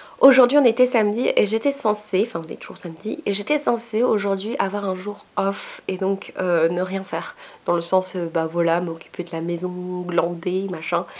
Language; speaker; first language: French; native; French